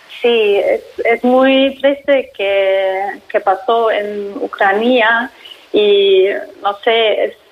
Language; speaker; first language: Spanish; non-native, learner; German